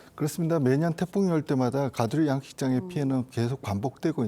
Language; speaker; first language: Korean; native; Korean